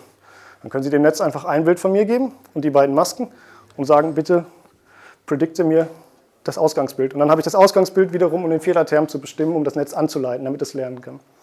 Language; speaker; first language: German; native; German